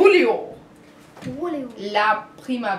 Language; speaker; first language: Spanish; non-native, learner; Danish